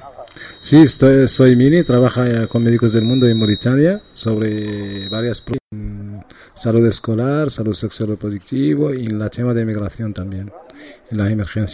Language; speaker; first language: Spanish; non-native, learner; Arabic